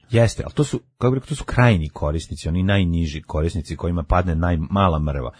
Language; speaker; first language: Serbian; native; Serbian